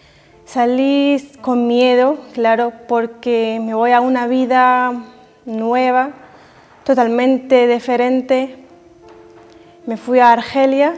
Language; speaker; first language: Spanish; non-native, fluent; Arabic